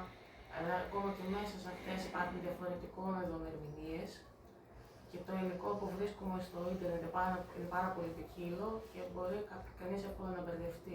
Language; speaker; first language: Greek; native; Greek